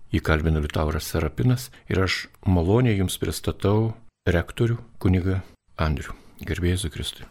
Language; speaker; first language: Lithuanian; native; Lithuanian